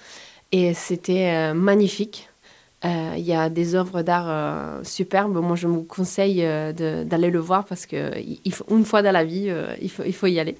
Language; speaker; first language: French; non-native, fluent; Italian